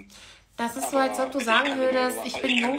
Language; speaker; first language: German; native; German